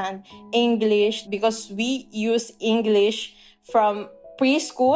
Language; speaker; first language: English; non-native, local second language; Filipino